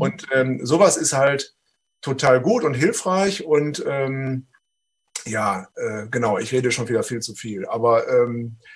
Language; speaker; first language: German; native; German